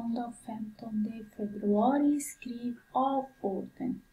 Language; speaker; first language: Swedish; non-native, fluent; Pashto